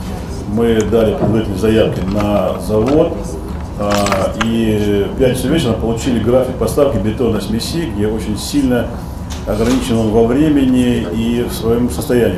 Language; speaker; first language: Russian; native; Russian